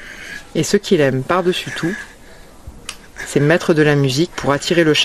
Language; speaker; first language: French; native; French